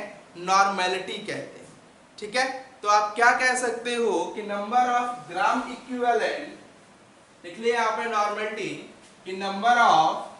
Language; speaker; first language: Hindi; native; Hindi